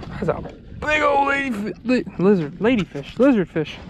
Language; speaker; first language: English; native; English